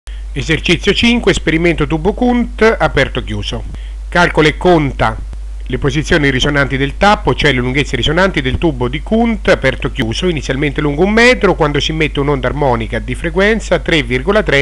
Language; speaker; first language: Italian; native; Italian